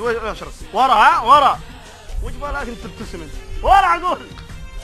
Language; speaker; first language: Arabic; native; Arabic